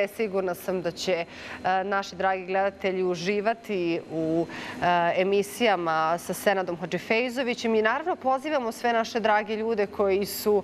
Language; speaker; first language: Bosnian; native; Bosnian